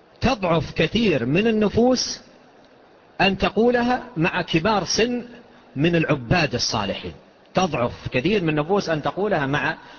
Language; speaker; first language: Arabic; native; Arabic